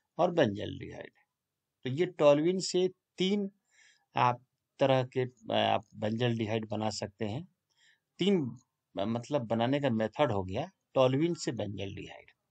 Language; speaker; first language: Hindi; native; Hindi